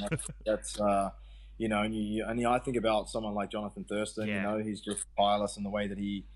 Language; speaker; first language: English; native; English